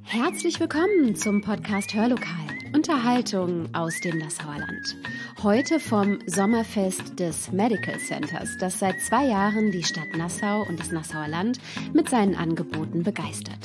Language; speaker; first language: German; native; German